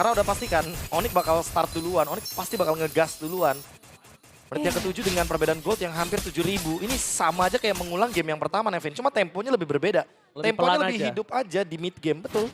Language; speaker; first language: Indonesian; native; Indonesian